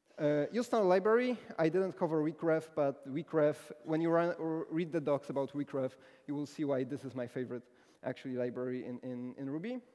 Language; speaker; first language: English; non-native, fluent; Polish